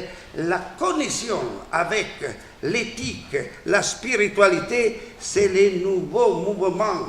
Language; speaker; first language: French; non-native, fluent; Italian